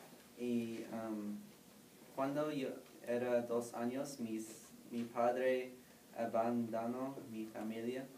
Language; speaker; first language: Spanish; non-native, learner; English